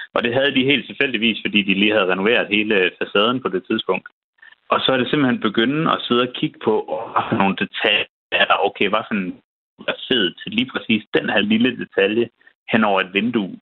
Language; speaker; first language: Danish; native; Danish